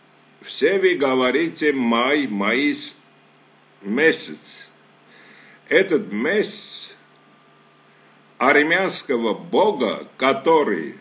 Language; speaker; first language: Russian; non-native, fluent; Armenian